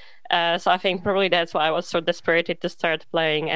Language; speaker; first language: English; non-native, fluent; Polish